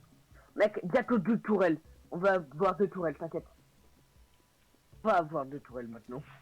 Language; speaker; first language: French; native; French